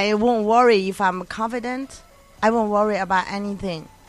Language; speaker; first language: English; non-native, learner; Chinese